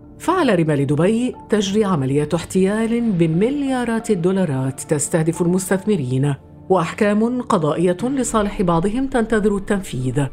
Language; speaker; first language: Arabic; native; Arabic